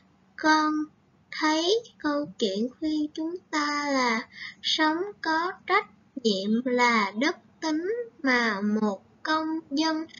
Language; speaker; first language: Vietnamese; native; Vietnamese